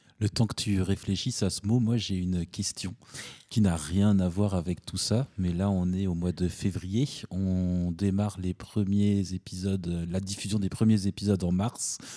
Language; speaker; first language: French; native; French